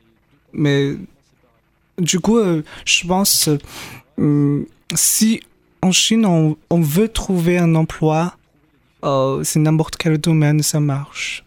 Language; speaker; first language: French; non-native, fluent; Chinese